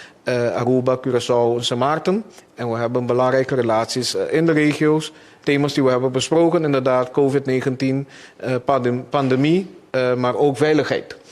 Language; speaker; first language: Dutch; non-native, local second language; Papiamento